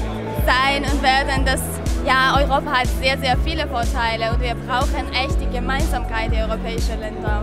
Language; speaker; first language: German; non-native, fluent; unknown